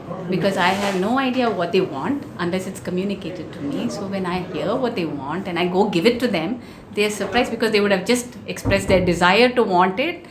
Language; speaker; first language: English; non-native, local second language; Tamil